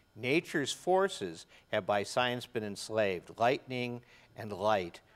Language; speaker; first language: English; native; English